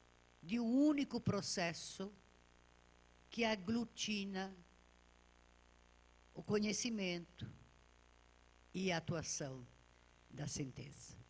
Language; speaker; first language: Portuguese; native; Portuguese